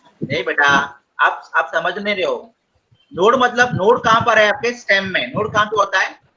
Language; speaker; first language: Hindi; non-native, local second language; Marathi